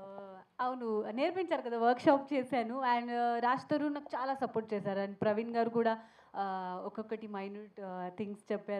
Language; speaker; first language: Telugu; non-native, learner; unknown